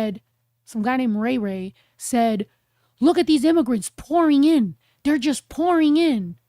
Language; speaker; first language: English; early bilingual, other home language; Spanish